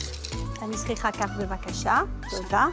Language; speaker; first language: Hebrew; non-native, fluent; French